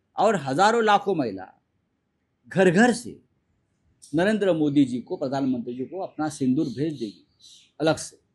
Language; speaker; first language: Hindi; non-native, local second language; Marathi